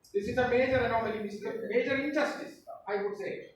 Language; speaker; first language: English; non-native, local second language; Malayalam